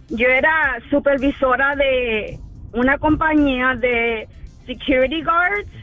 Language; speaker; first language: Spanish; early bilingual, heritage; Spanish